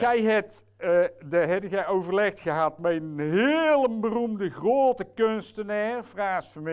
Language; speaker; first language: Dutch; native; Dutch